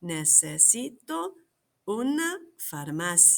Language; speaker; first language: Spanish; non-native, fluent; English